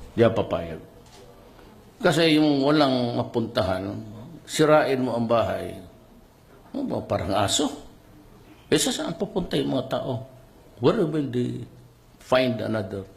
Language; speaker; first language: Filipino; non-native, local second language; Cebuano